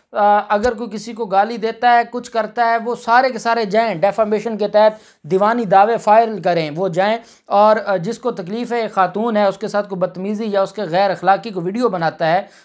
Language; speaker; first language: Urdu; non-native, local second language; Punjabi